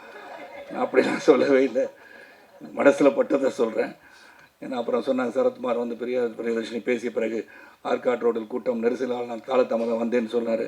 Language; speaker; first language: Tamil; native; Tamil